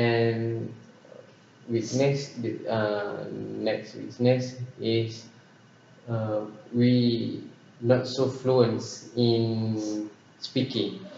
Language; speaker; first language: English; non-native, local second language; Malay